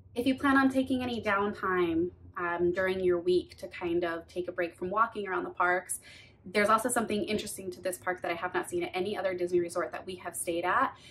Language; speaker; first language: English; native; English